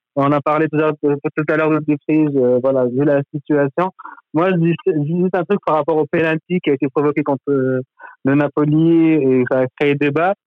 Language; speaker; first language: French; non-native, local second language; Arabic